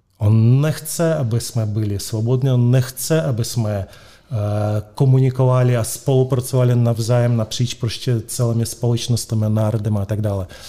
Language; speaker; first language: Czech; non-native, fluent; Russian